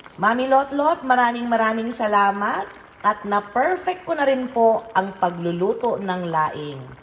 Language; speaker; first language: Filipino; non-native, local second language; Iloko